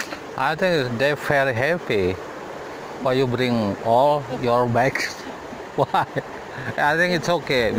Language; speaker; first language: English; non-native, learner; Indonesian